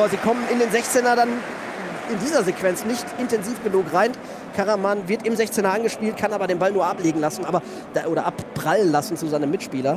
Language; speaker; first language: German; native; German